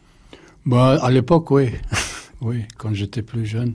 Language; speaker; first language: French; non-native, fluent; German